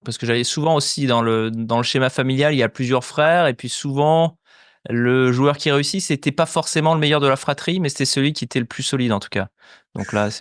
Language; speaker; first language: French; native; French